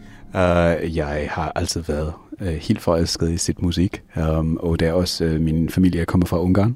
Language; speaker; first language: Danish; non-native, fluent; English